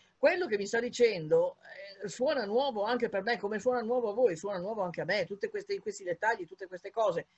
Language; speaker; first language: Italian; native; Italian